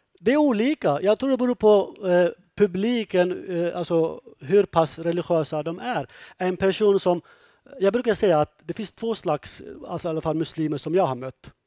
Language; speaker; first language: Swedish; non-native, fluent; Kurdish